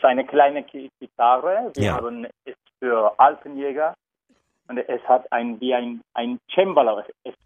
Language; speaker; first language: German; non-native, learner; Turkish